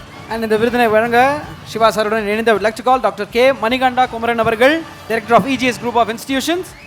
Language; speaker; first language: Tamil; native; Tamil